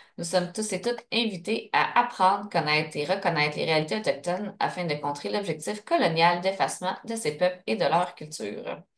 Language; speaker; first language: French; native; French